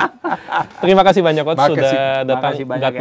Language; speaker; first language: Indonesian; native; Indonesian